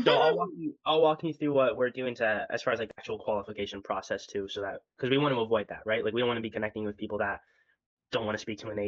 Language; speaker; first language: English; native; English